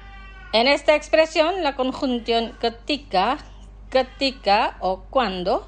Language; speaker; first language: Spanish; non-native, fluent; Indonesian